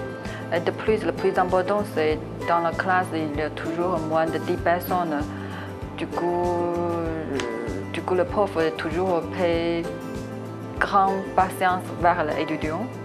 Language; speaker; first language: French; non-native, learner; Chinese